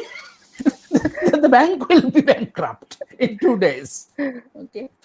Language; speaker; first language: English; non-native, local second language; Bangla